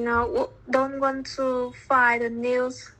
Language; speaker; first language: English; non-native, learner; Vietnamese